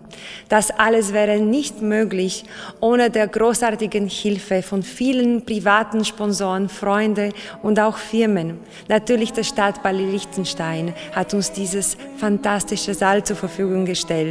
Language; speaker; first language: German; non-native, fluent; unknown